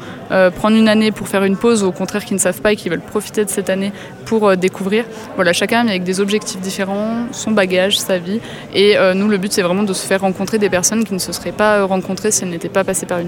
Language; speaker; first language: French; native; French